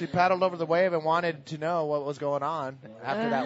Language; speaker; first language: English; native; English